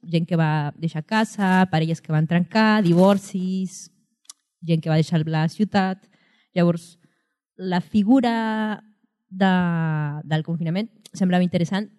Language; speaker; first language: Catalan; non-native, fluent; Spanish